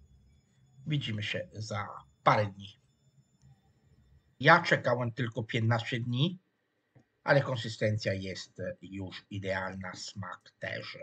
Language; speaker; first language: Polish; non-native, fluent; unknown